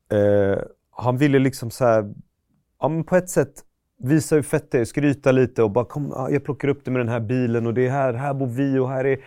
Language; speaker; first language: Swedish; early bilingual, other home language; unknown